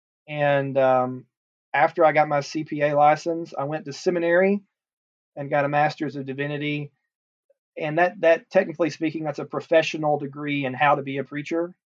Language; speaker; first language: English; native; English